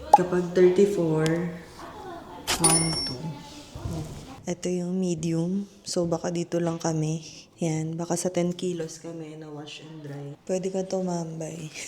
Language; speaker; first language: Filipino; native; Filipino